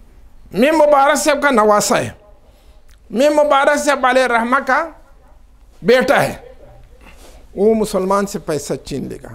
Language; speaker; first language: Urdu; non-native, local second language; Pashto